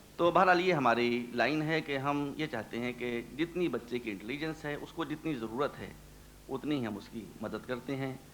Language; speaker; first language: Urdu; native; Urdu